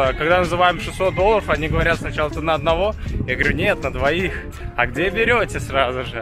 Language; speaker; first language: Russian; native; Russian